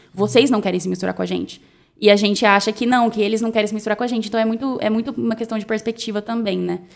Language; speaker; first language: Portuguese; native; Portuguese